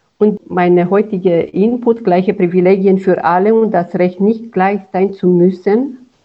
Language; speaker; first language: German; non-native, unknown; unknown